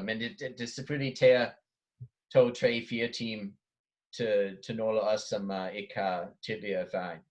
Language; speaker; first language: Danish; non-native, fluent; English